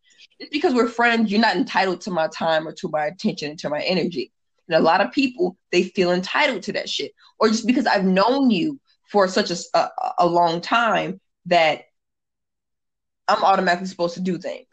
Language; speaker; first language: English; native; English